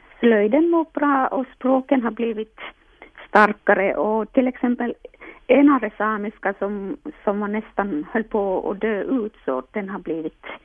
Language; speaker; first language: Swedish; non-native, local second language; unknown